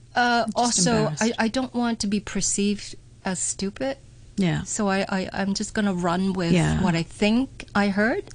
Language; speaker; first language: English; native; English